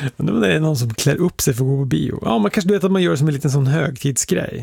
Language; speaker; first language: Swedish; native; Swedish